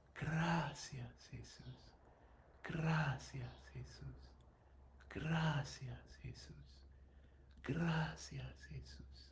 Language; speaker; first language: Spanish; non-native, fluent; English